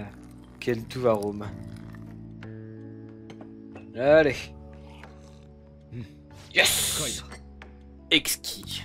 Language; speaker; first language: French; native; French